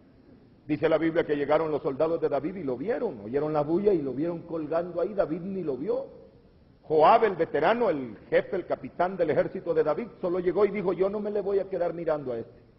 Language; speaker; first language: Spanish; native; Spanish